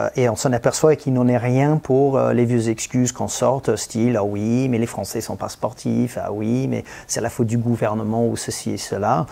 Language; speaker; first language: French; non-native, fluent; English